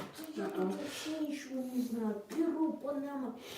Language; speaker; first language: Russian; non-native, local second language; Chechen